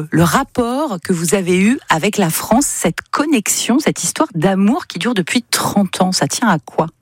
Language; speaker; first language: French; native; French